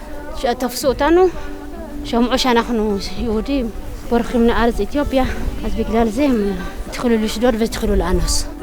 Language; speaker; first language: Hebrew; non-native, fluent; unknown